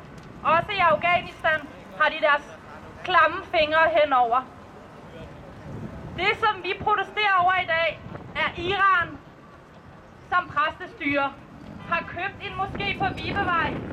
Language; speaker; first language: Danish; early bilingual, other home language; Persian